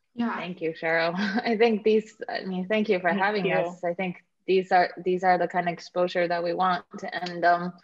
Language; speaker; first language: English; native; English